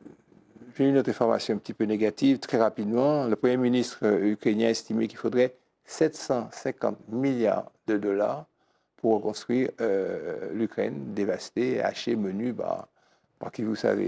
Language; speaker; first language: French; native; French